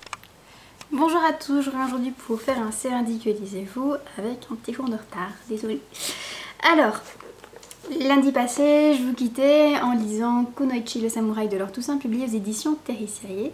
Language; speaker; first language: French; native; French